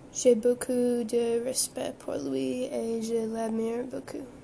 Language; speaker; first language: French; non-native, learner; English